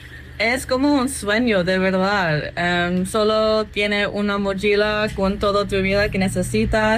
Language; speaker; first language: Spanish; non-native, fluent; English